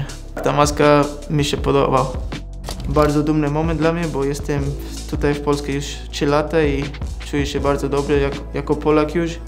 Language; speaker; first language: Polish; non-native, learner; English